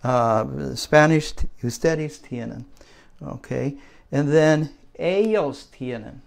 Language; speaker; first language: Spanish; non-native, learner; English